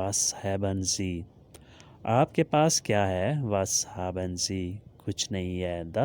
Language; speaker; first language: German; non-native, learner; Urdu